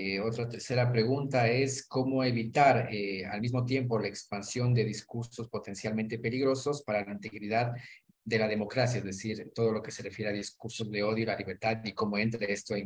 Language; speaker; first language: Spanish; native; Spanish